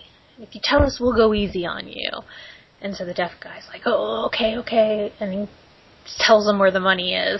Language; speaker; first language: English; native; English